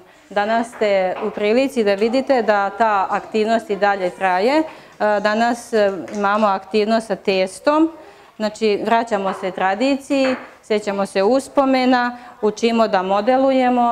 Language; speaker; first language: Serbian; native; Serbian